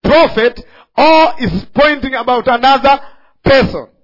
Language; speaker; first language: English; non-native, local second language; Swahili